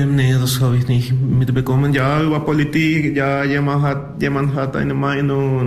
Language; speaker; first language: German; non-native, learner; Spanish